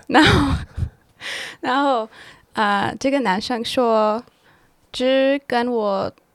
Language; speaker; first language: Chinese; non-native, learner; English